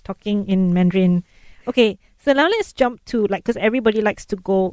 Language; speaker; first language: English; native; English